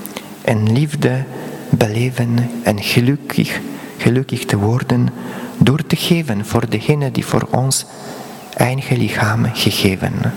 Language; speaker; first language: Dutch; non-native, fluent; Polish